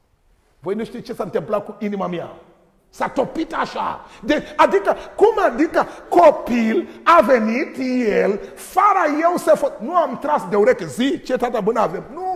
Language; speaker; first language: Romanian; non-native, learner; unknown